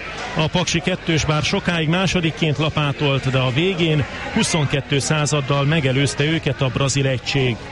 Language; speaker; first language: Hungarian; native; Hungarian